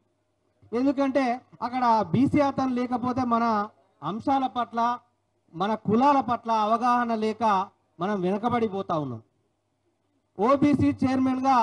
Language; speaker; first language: Telugu; native; Telugu